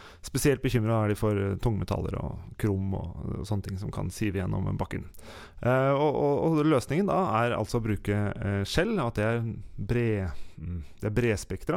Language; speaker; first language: Norwegian; native; Norwegian